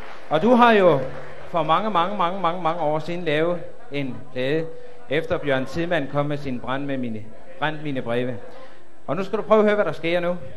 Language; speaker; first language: Danish; native; Danish